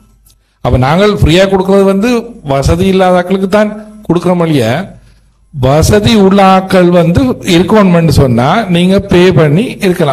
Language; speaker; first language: Tamil; native; Tamil